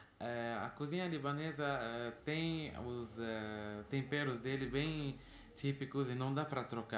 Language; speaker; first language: Portuguese; early bilingual, heritage; Portuguese